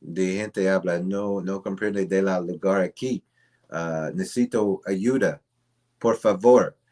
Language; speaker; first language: Spanish; non-native, learner; English